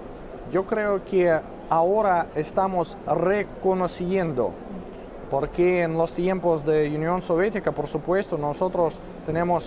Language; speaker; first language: Spanish; non-native, fluent; Russian